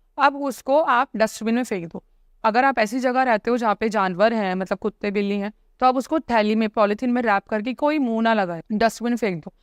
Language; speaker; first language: Hindi; native; Hindi